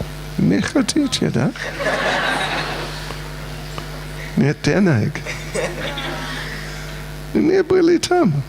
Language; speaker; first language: Russian; non-native, learner; English